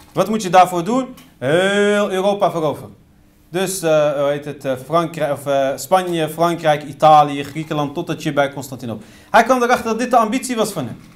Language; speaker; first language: Dutch; early bilingual, other home language; Riffian